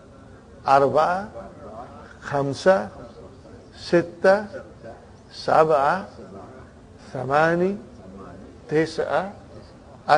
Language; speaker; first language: Arabic; non-native, fluent; Urdu